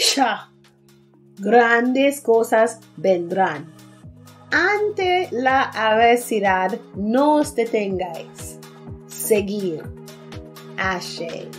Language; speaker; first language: Spanish; non-native, fluent; English